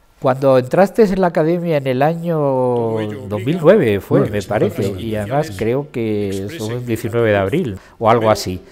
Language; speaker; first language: Spanish; native; Spanish